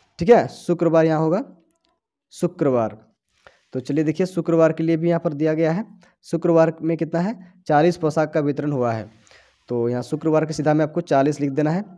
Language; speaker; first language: Hindi; native; Hindi